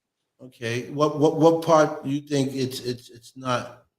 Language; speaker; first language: English; native; English